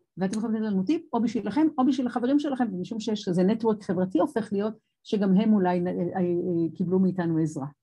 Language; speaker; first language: Hebrew; native; Hebrew